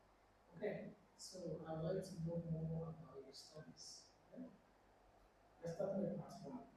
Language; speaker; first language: English; non-native, fluent; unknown